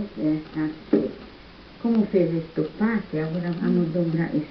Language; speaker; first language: Portuguese; non-native, learner; German